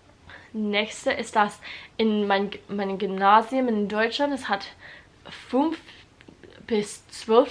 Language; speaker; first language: German; non-native, learner; English